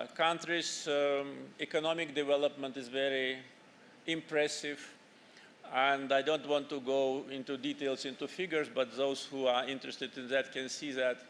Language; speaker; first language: English; non-native, fluent; Azerbaijani